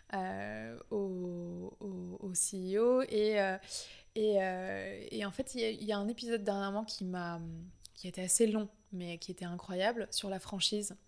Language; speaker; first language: French; native; French